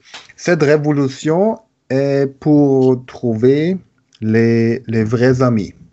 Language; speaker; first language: French; non-native, learner; German